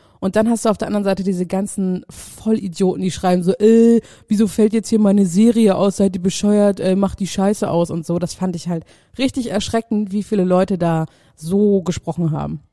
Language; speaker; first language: German; native; German